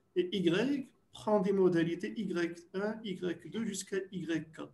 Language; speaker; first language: French; non-native, local second language; Arabic